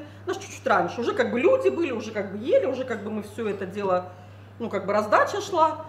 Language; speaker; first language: Russian; native; Russian